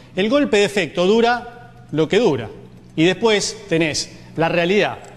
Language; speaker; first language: Spanish; native; Spanish